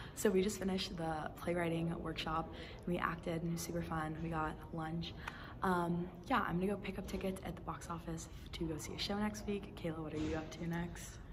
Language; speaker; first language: English; native; English